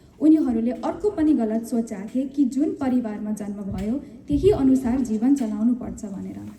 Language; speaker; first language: Nepali; early bilingual, heritage; Nepali